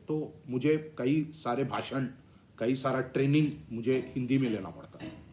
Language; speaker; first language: Hindi; non-native, local second language; Tamil